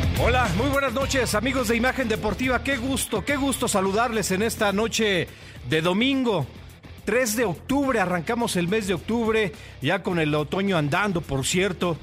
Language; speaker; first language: Spanish; native; Spanish